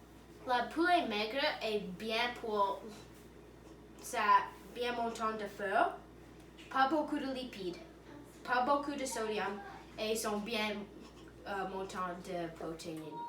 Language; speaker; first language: French; non-native, learner; English